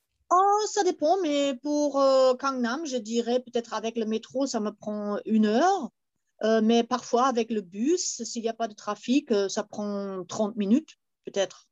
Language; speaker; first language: French; non-native, fluent; German